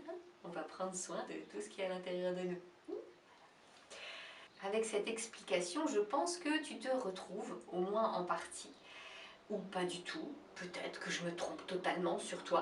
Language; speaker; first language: French; native; French